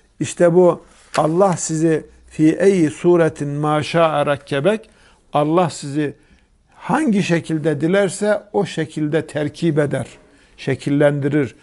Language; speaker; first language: Turkish; native; Turkish